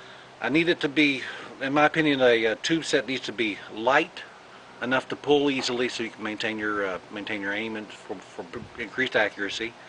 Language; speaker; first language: English; native; English